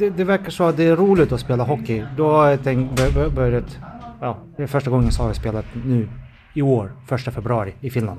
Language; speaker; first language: Swedish; non-native, fluent; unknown